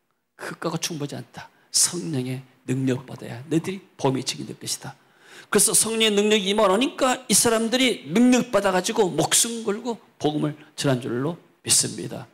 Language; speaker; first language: Korean; native; Korean